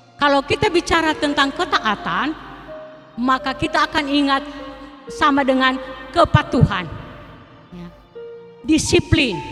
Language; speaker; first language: Indonesian; non-native, local second language; Nias